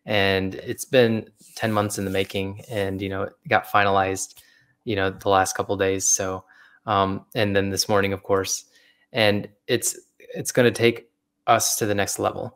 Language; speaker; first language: English; native; English